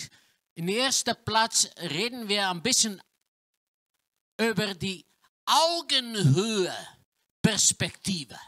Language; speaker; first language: German; non-native, learner; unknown